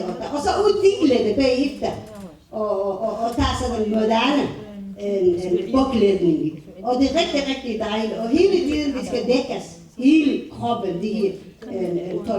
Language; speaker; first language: Danish; non-native, fluent; Somali